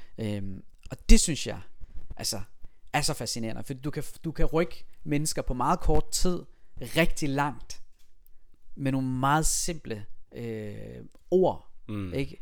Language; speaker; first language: Danish; early bilingual, other home language; Persian